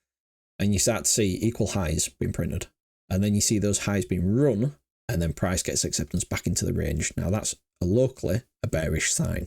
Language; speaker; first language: English; native; English